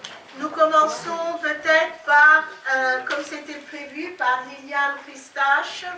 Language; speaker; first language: French; native; French